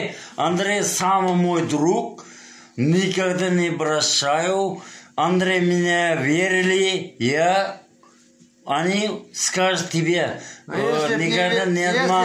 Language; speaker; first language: Russian; non-native, learner; Uzbek